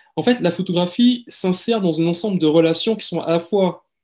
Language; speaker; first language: French; native; French